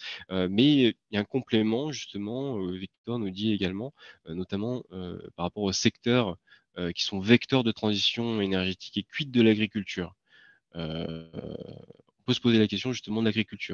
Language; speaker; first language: French; native; French